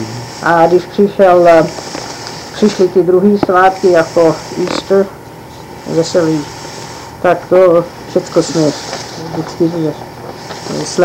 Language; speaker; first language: Czech; early bilingual, heritage; Czech